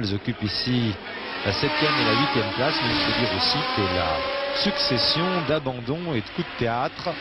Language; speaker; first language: French; native; French